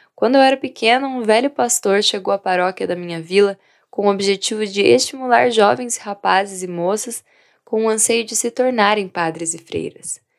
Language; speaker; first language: Portuguese; non-native, fluent; Vietnamese